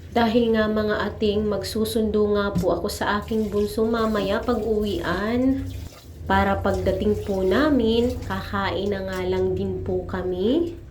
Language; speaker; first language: Filipino; non-native, local second language; Masbatenyo